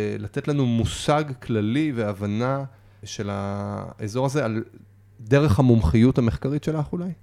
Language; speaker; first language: Hebrew; native; Hebrew